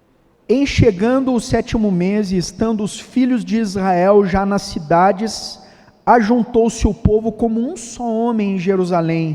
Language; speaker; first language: Portuguese; native; Portuguese